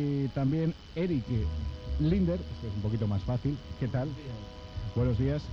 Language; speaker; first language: Spanish; native; Spanish